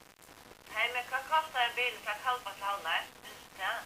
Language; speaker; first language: Danish; non-native, local second language; Faroese